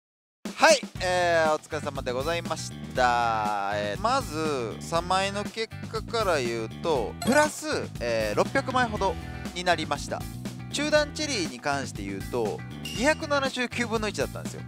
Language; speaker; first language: Japanese; native; Japanese